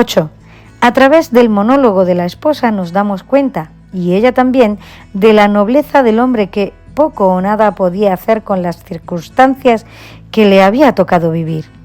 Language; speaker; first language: Spanish; native; Spanish